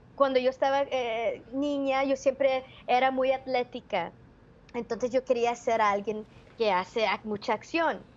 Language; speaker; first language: Spanish; early bilingual, heritage; Spanish